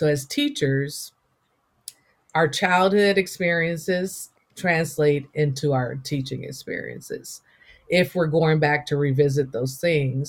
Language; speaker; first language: English; native; English